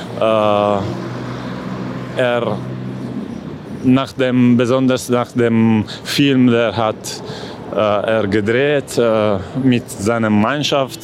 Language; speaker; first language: German; non-native, learner; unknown